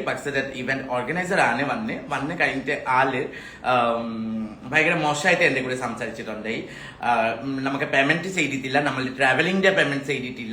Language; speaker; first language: Malayalam; non-native, learner; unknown